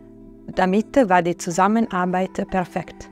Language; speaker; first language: German; non-native, fluent; Italian